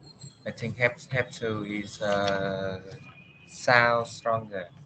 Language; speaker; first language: English; non-native, learner; Vietnamese